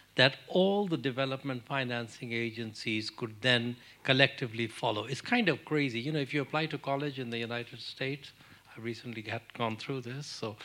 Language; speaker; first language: English; non-native, local second language; Urdu